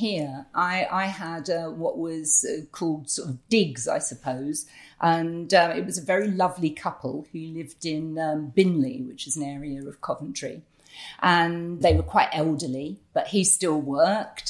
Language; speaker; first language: English; native; English